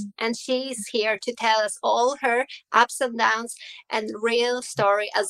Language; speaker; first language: English; non-native, learner; Polish